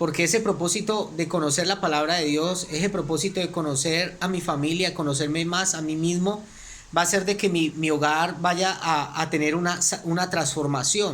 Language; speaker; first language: Spanish; native; Spanish